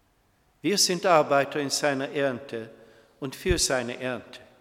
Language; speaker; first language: German; non-native, fluent; Swedish